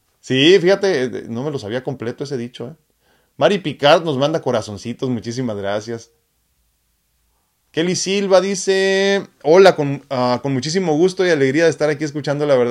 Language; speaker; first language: Spanish; native; Spanish